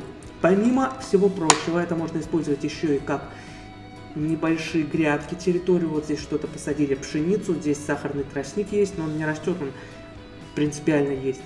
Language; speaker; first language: Russian; native; Russian